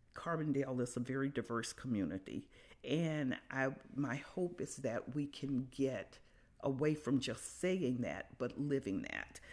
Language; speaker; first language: English; native; English